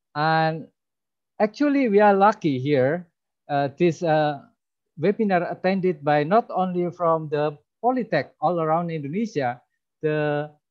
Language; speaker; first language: English; non-native, fluent; Indonesian